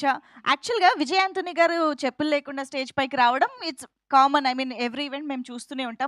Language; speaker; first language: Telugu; native; Telugu